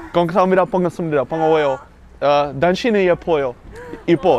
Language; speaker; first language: Korean; non-native, learner; Dutch